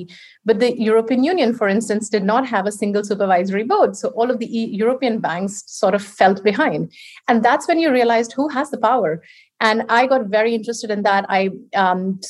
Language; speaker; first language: English; non-native, local second language; Hindi